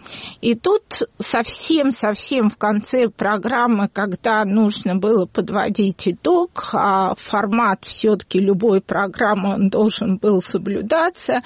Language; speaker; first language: Russian; native; Russian